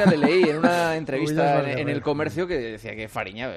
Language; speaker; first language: Spanish; native; Spanish